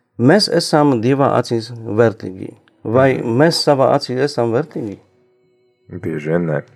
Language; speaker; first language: Latvian; non-native, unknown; Polish